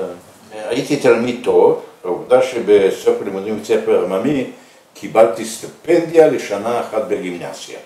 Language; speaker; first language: Hebrew; early bilingual, other home language; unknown